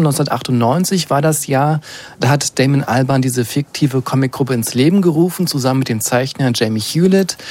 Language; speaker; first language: German; native; German